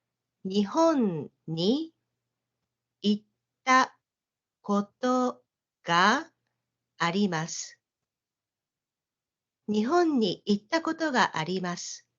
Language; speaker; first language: Japanese; non-native, learner; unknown